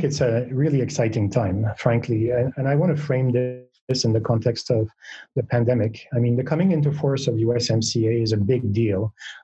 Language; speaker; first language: English; non-native, fluent; French